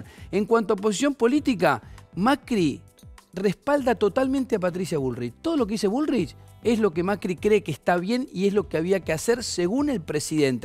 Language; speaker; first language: Spanish; native; Spanish